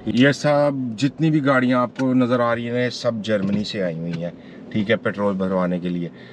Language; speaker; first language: Urdu; non-native, local second language; Punjabi